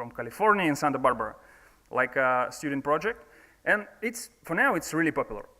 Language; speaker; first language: English; non-native, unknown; Russian